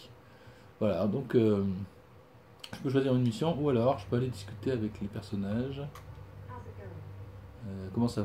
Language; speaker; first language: French; native; French